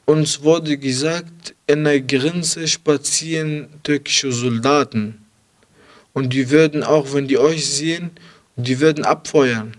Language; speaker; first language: German; early bilingual, other home language; Arabic